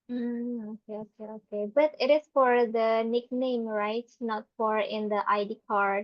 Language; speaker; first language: English; non-native, fluent; Indonesian